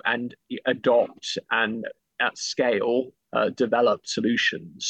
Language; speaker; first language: English; native; English